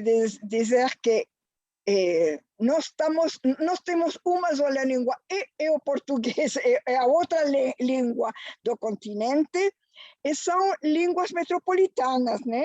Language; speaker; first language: Portuguese; non-native, fluent; Spanish